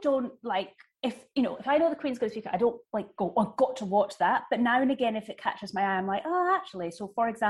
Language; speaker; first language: English; native; English